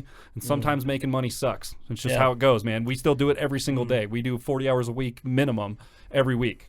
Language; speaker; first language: English; native; English